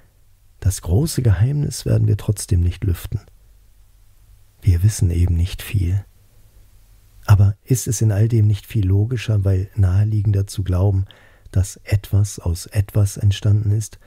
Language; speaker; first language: German; native; German